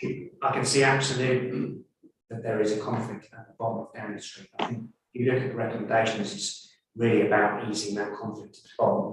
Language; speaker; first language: English; native; English